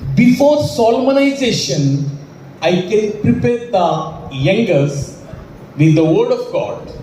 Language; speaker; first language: English; non-native, local second language; Telugu